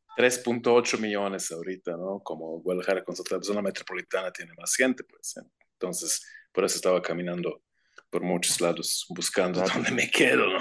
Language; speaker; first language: Spanish; non-native, fluent; Croatian